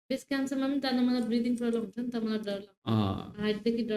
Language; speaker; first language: Nepali; native; Nepali